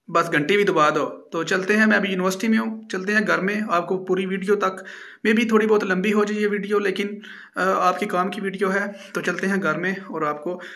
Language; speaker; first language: Urdu; non-native, local second language; Punjabi